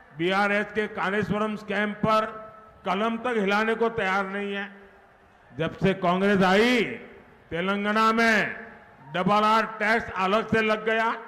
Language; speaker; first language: Hindi; non-native, local second language; Gujarati